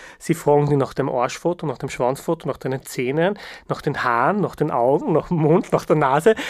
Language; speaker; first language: German; early bilingual, other home language; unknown